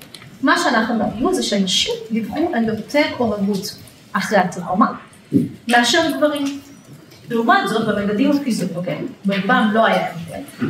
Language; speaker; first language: Hebrew; native; Hebrew